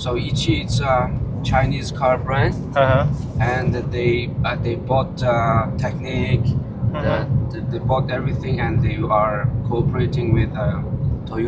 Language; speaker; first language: English; non-native, fluent; Chinese